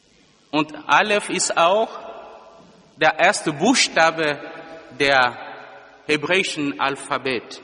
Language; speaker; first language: German; non-native, fluent; Lingala